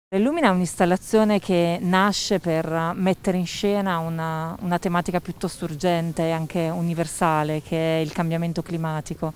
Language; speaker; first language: Italian; native; Italian